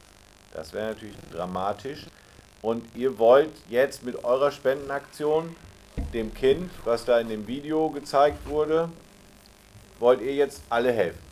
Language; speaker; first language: German; native; German